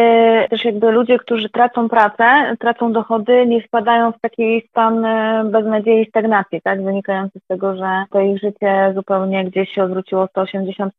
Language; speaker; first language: Polish; native; Polish